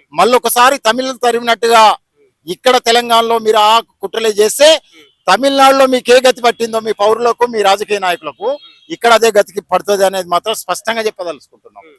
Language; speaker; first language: Telugu; native; Telugu